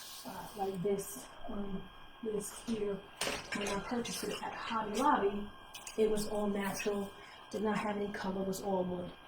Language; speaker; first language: English; native; English